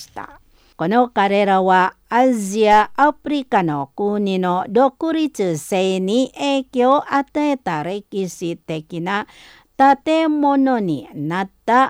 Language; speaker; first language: Japanese; non-native, fluent; Indonesian